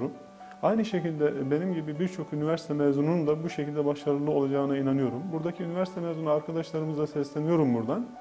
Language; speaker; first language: Turkish; native; Turkish